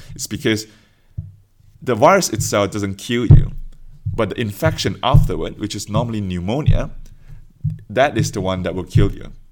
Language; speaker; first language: English; non-native, local second language; Chinese